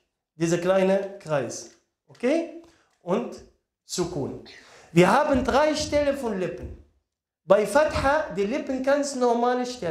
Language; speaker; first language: German; non-native, learner; Arabic